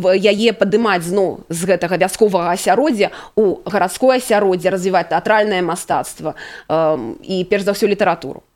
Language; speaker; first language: Belarusian; native; Belarusian